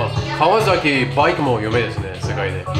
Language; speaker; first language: Japanese; non-native, learner; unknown